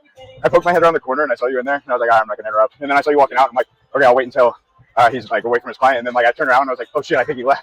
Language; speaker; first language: English; native; English